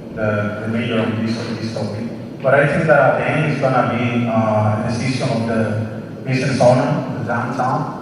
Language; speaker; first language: English; non-native, learner; Spanish